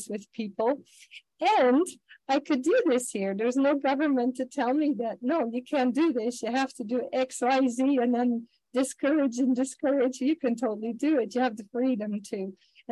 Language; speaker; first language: English; non-native, fluent; Dutch